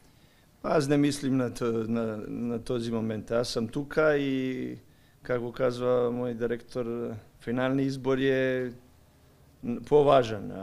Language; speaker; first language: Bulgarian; non-native, learner; Serbian